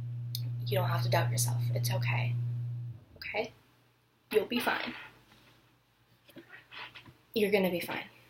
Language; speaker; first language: English; native; English